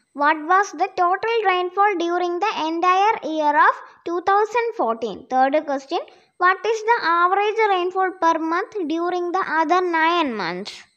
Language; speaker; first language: English; non-native, local second language; Malayalam